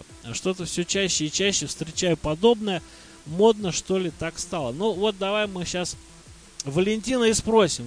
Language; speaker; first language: Russian; native; Russian